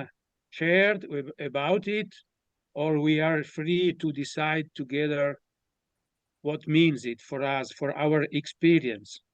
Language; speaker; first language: English; non-native, learner; Italian